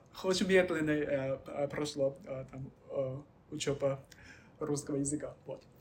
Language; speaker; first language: Russian; non-native, learner; Chinese